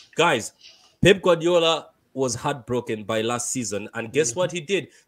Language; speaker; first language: English; non-native, local second language; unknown